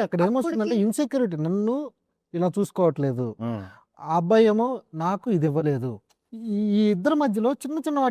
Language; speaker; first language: Telugu; native; Telugu